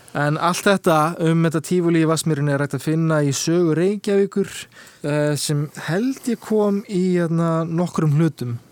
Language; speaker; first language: Icelandic; early bilingual, heritage; Icelandic